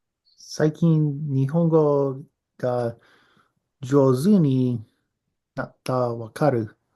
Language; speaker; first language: Japanese; non-native, learner; English